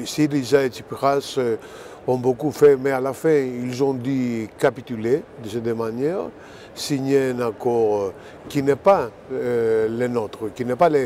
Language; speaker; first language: French; non-native, fluent; Greek